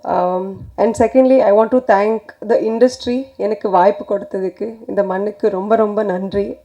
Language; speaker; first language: Tamil; non-native, fluent; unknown